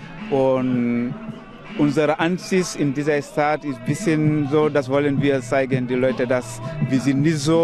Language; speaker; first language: German; non-native, learner; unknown